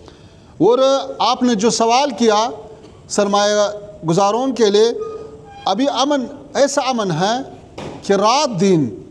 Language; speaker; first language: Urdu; non-native, learner; Pashto